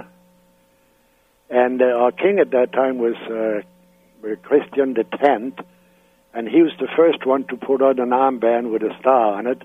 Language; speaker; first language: English; non-native, fluent; Danish